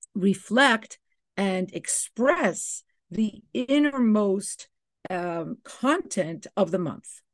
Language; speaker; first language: English; native; English